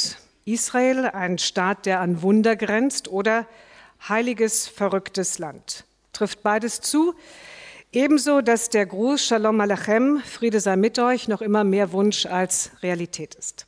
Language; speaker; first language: German; native; German